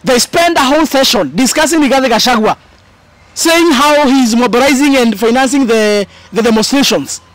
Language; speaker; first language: English; non-native, local second language; Kikuyu